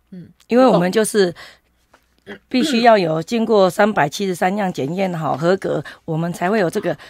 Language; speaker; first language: Chinese; native; Chinese